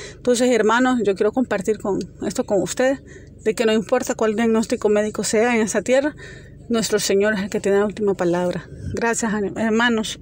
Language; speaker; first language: Spanish; native; Spanish